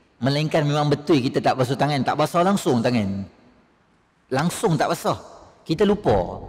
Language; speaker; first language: Malay; native; Malay